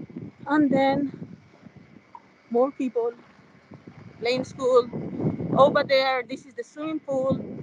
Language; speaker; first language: English; non-native, fluent; Spanish